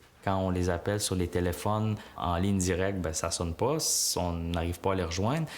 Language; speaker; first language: French; non-native, fluent; Uyghur